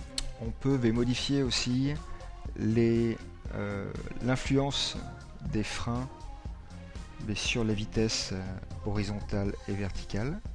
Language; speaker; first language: French; native; French